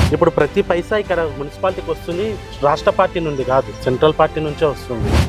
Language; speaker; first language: Telugu; native; Telugu